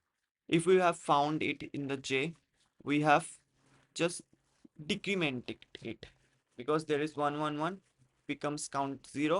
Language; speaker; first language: English; non-native, local second language; Hindi